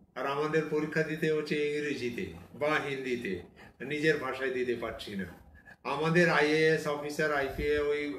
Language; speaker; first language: Bangla; non-native, local second language; Punjabi